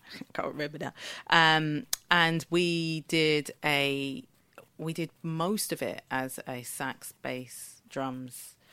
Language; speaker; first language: English; early bilingual, other home language; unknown